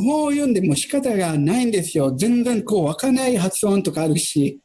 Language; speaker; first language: Japanese; non-native, fluent; Italian